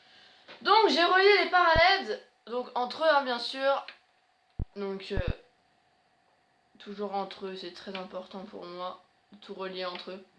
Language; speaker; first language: French; native; French